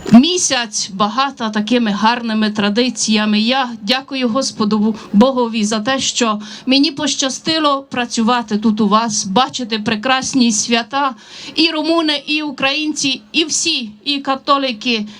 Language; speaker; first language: Ukrainian; non-native, fluent; Romanian